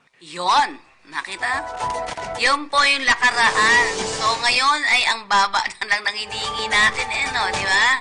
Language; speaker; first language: Filipino; native; Filipino